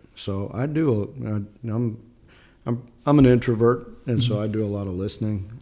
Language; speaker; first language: English; early bilingual, other home language; Italian